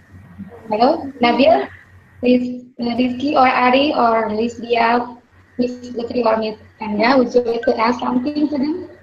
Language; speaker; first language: English; non-native, learner; Indonesian